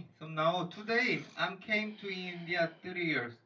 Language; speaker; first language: English; non-native, learner; Korean